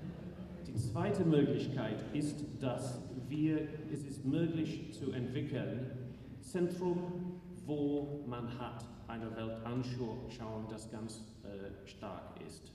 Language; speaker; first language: German; non-native, learner; English